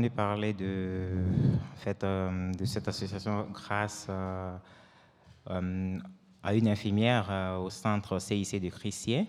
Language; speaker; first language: French; non-native, local second language; Fula